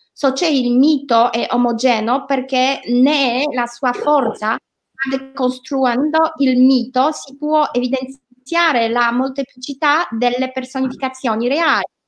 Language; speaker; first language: Italian; non-native, learner; Polish